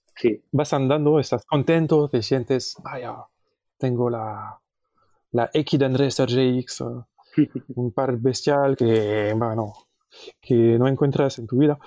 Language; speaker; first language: Spanish; non-native, fluent; French